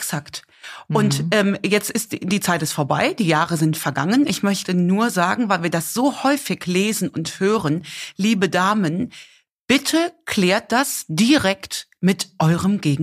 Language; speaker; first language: German; native; German